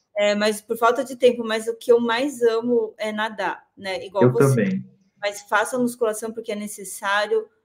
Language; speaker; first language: Portuguese; native; Portuguese